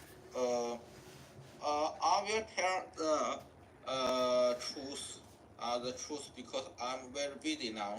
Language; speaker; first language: English; non-native, learner; Chinese